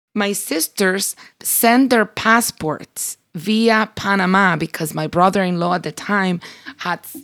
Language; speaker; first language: English; early bilingual, other home language; Spanish